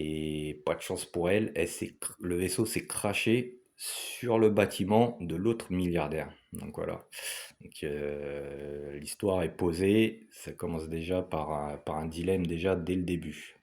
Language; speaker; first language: French; native; French